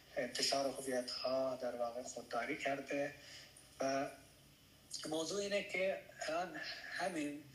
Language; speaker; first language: Persian; non-native, local second language; Baluchi